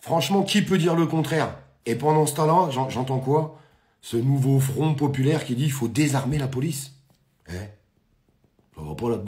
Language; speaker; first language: French; native; French